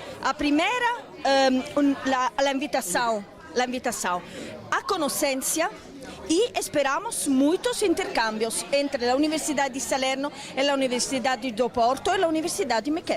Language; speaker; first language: Portuguese; non-native, fluent; Italian